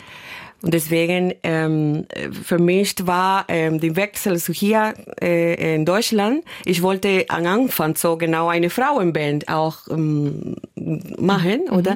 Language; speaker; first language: German; non-native, fluent; Spanish